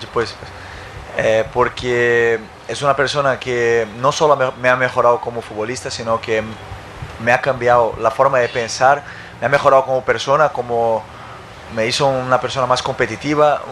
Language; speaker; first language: Spanish; non-native, fluent; Portuguese